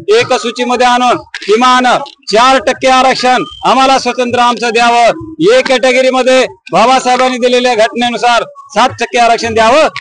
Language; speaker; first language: Marathi; non-native, local second language; Lambadi